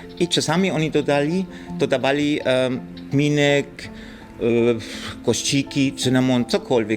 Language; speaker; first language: Polish; non-native, learner; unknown